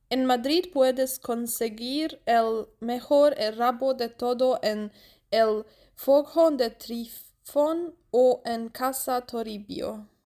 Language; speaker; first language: Spanish; non-native, learner; German